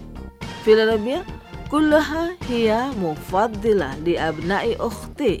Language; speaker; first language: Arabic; non-native, fluent; Indonesian